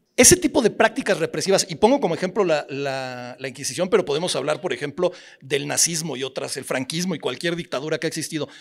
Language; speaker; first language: Spanish; native; Spanish